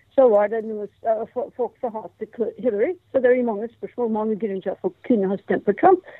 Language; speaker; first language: Norwegian; non-native, fluent; English